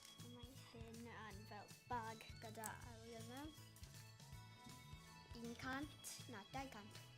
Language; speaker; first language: Welsh; non-native, local second language; English